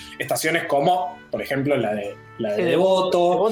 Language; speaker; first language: Spanish; native; Spanish